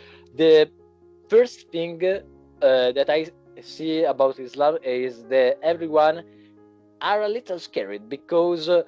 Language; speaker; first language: English; non-native, learner; Italian